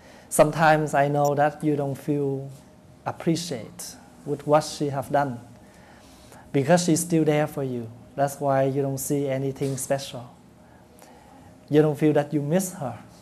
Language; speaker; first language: English; non-native, fluent; Vietnamese